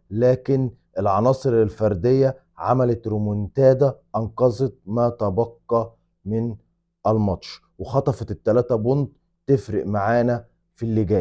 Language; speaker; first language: Arabic; native; Arabic